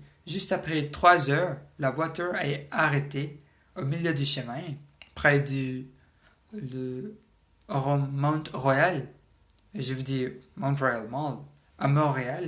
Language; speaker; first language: French; non-native, learner; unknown